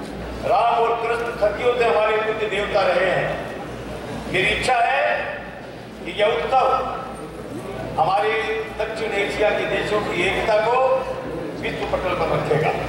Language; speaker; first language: Hindi; native; Hindi